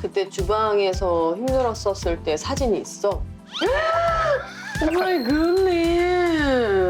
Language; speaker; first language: Korean; native; Korean